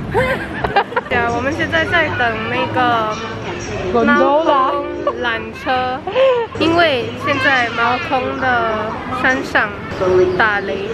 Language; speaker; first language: Chinese; early bilingual, heritage; Chinese